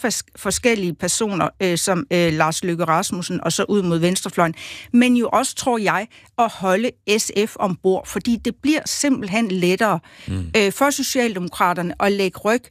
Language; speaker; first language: Danish; native; Danish